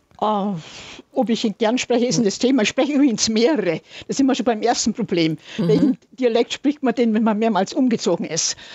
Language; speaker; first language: German; native; German